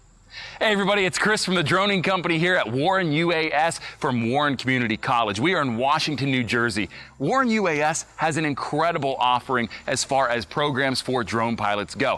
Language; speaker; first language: English; native; English